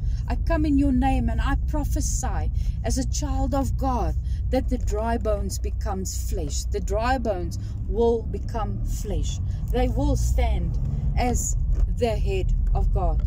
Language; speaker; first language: English; non-native, local second language; Afrikaans